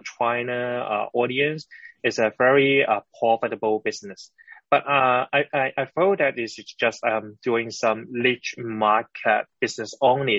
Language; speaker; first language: English; non-native, local second language; Cantonese